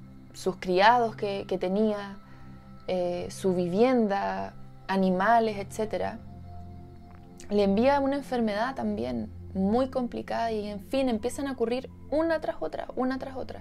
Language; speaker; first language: Spanish; native; Spanish